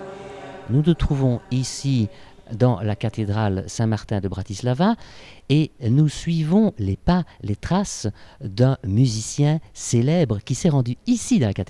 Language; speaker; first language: French; native; French